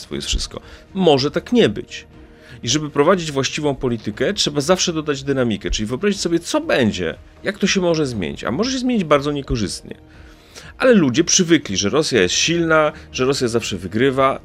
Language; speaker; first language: Polish; native; Polish